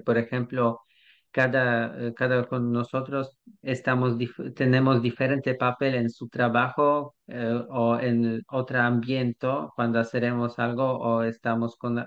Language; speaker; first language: Spanish; non-native, learner; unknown